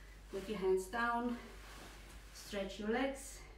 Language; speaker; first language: English; non-native, learner; Swiss German